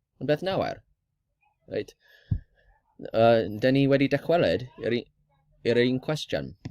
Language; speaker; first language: Welsh; non-native, learner; English